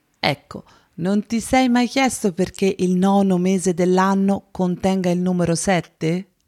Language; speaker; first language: Italian; native; Italian